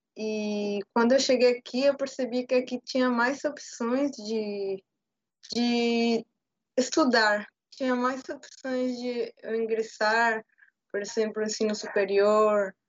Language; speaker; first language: Portuguese; non-native, fluent; Spanish